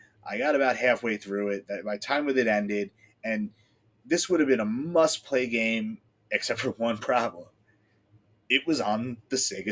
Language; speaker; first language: English; native; English